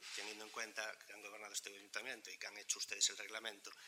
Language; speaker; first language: Spanish; non-native, local second language; Galician